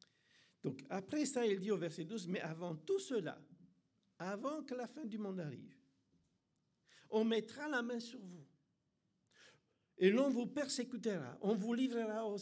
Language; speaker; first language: French; non-native, fluent; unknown